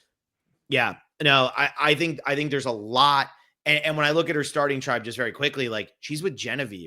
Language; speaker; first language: English; native; English